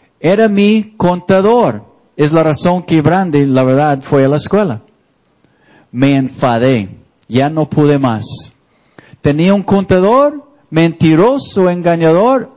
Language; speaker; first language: Spanish; non-native, fluent; English